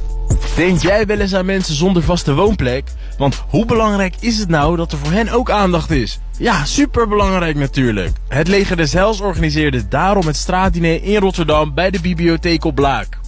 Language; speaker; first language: Dutch; native; Dutch